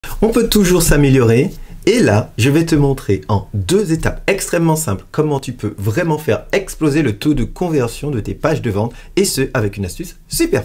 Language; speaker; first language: French; native; French